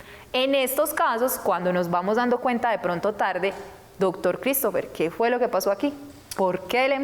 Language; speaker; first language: Spanish; native; Spanish